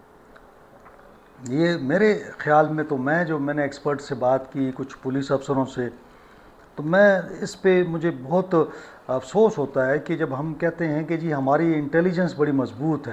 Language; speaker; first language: Urdu; native; Urdu